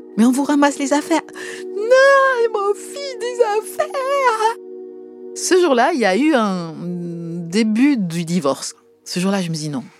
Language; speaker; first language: French; native; French